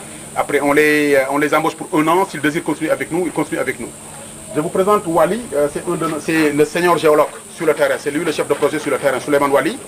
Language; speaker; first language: French; non-native, local second language; Wolof